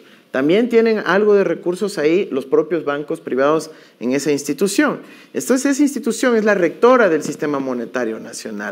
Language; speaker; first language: Spanish; native; Spanish